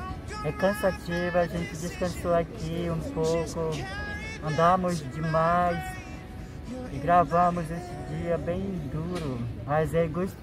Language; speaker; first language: Portuguese; non-native, local second language; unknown